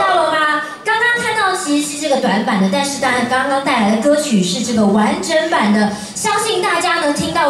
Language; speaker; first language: Chinese; native; Chinese